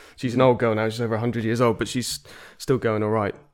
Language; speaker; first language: English; native; English